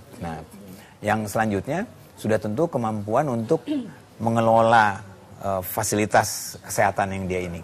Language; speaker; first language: Indonesian; native; Indonesian